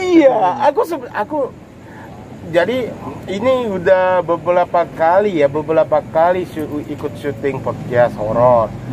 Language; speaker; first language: Indonesian; non-native, learner; Japanese